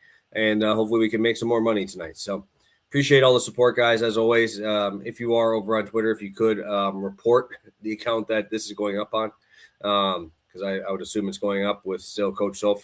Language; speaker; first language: English; native; English